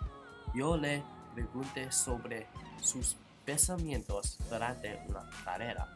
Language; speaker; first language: Spanish; non-native, learner; English